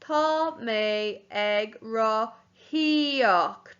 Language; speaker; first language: Irish; non-native, local second language; English